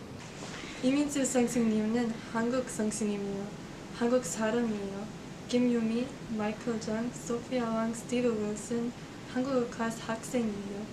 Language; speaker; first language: Korean; non-native, learner; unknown